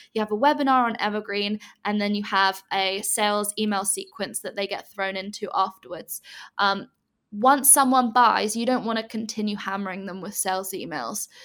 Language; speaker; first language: English; native; English